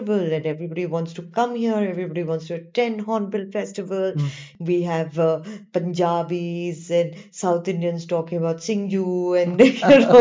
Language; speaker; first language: English; non-native, local second language; Gujarati